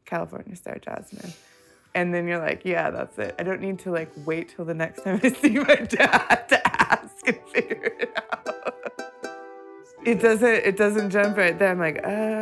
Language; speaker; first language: English; native; English